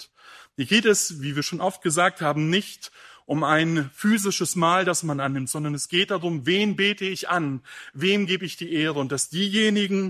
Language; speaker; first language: German; native; German